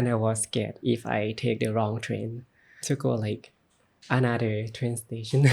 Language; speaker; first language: English; non-native, learner; Thai